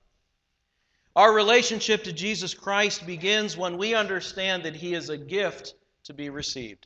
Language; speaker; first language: English; native; English